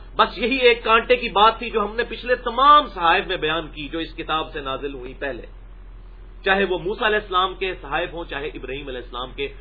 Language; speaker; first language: Urdu; non-native, local second language; Punjabi